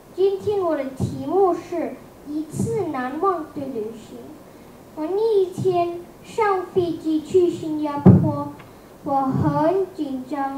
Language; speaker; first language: Chinese; non-native, learner; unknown